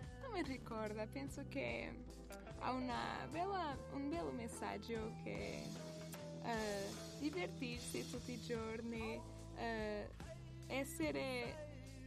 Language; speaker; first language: Italian; non-native, learner; Portuguese